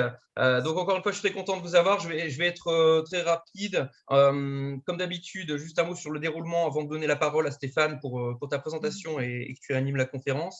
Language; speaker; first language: French; native; French